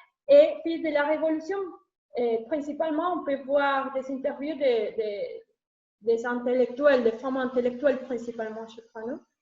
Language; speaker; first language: French; non-native, learner; Spanish